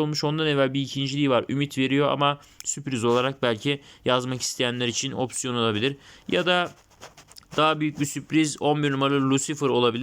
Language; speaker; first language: Turkish; native; Turkish